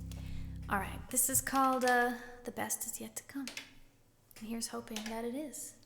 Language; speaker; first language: English; native; English